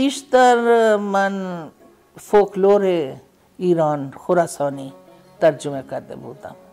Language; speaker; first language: Persian; non-native, fluent; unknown